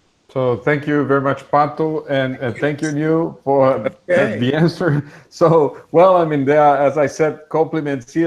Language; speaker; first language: English; non-native, fluent; Portuguese